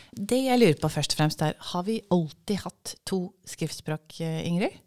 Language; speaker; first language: Norwegian; early bilingual, other home language; English